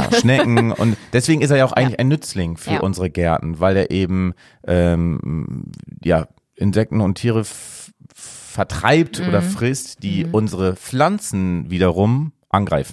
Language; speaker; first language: German; native; German